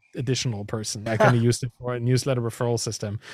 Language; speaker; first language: English; non-native, fluent; German